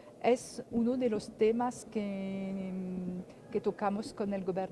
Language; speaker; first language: Spanish; non-native, fluent; French